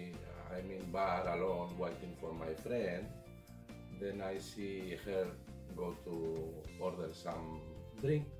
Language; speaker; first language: English; non-native, learner; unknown